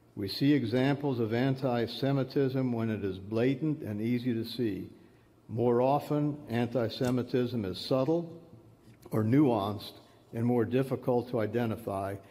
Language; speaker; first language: English; early bilingual, other home language; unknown